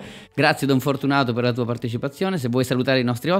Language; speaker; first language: Italian; native; Italian